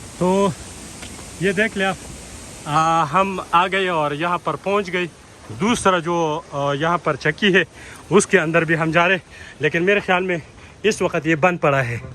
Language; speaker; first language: Urdu; non-native, local second language; Pashto